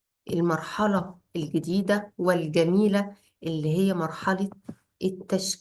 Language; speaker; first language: Arabic; native; Arabic